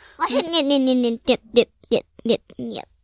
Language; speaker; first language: Russian; early bilingual, heritage; Russian